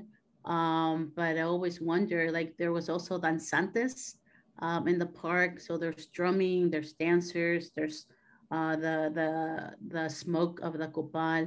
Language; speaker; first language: English; native; English